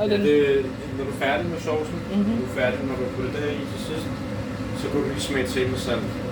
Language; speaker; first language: Danish; native; Danish